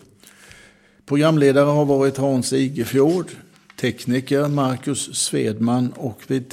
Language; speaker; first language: Swedish; native; Swedish